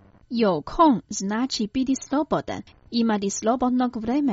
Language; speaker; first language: Croatian; non-native, fluent; Chinese